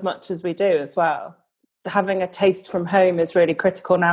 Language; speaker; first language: English; native; English